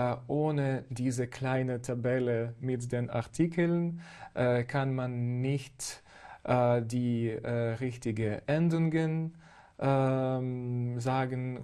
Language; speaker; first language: German; non-native, fluent; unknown